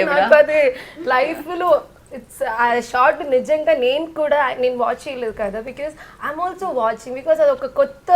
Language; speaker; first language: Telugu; non-native, learner; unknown